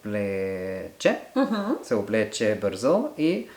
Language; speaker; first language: Bulgarian; non-native, learner; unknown